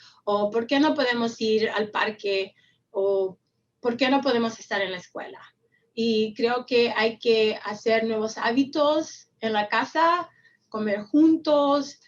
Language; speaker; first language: Spanish; early bilingual, heritage; Spanish